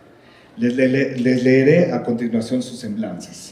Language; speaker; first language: Spanish; native; Spanish